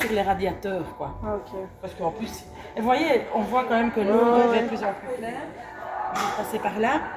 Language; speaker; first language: French; native; French